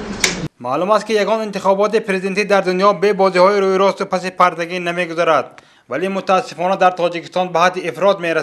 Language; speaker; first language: Persian; native; Persian